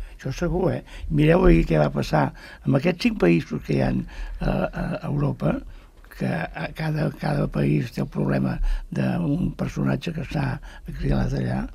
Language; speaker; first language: Catalan; native; Catalan